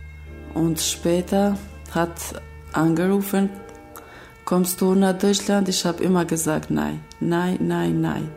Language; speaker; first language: German; non-native, learner; Albanian